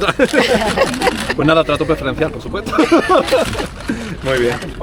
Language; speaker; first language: Spanish; native; Spanish